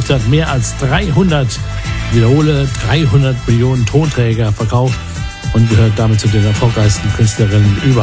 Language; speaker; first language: German; native; German